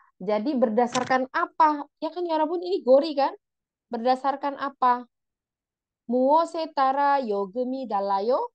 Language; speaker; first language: Indonesian; native; Indonesian